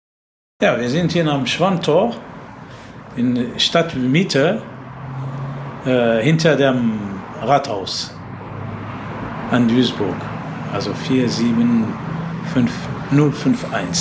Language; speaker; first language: German; non-native, learner; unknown